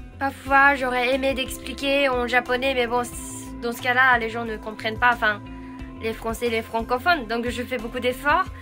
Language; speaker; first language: French; non-native, fluent; Japanese